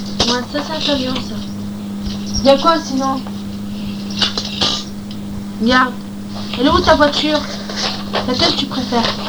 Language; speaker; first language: French; native; French